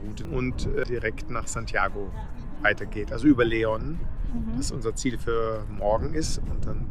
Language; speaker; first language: German; native; German